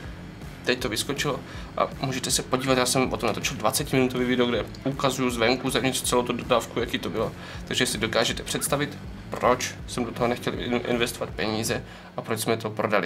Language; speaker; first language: Czech; native; Czech